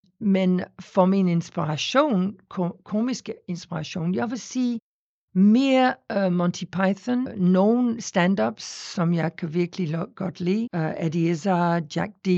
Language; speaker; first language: Danish; non-native, fluent; English